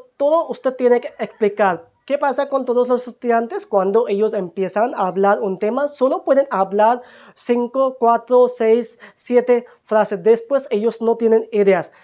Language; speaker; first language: Spanish; non-native, fluent; Hindi